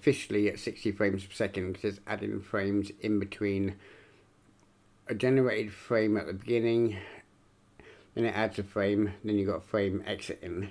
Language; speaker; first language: English; native; English